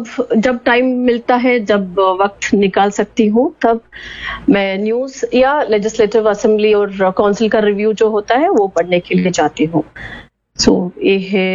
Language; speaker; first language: Hindi; non-native, local second language; Kannada